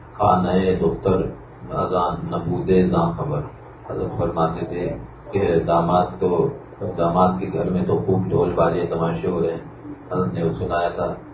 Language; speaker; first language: Urdu; native; Urdu